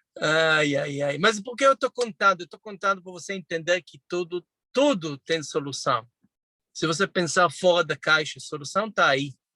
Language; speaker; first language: Portuguese; non-native, fluent; Hebrew